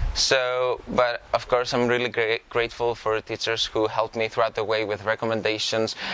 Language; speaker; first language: English; non-native, fluent; Greek